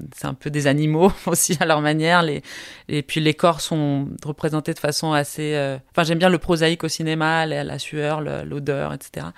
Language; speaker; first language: French; early bilingual, heritage; Spanish